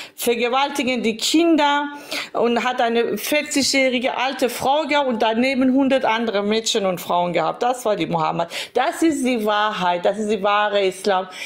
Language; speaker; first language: German; non-native, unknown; Persian